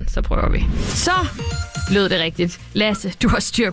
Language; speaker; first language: Danish; native; Danish